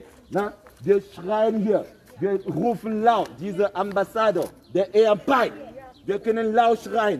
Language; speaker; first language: German; non-native, fluent; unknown